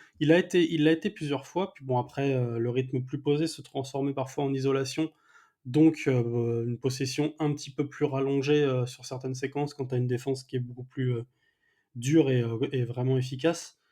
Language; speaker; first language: French; native; French